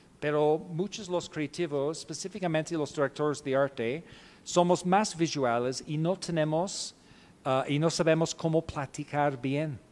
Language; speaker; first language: Spanish; non-native, fluent; English